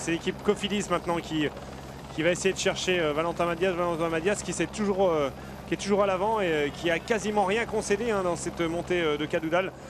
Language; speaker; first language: French; native; French